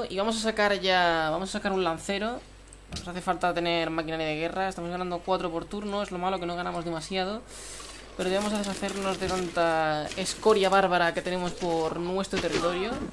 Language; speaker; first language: Spanish; native; Spanish